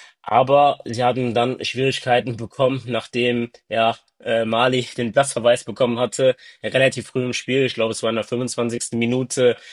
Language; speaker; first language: German; early bilingual, other home language; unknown